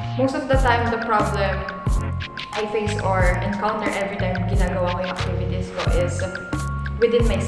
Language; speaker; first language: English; non-native, local second language; Filipino